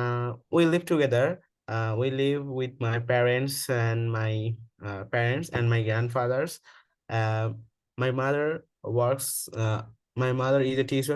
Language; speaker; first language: English; non-native, learner; Bangla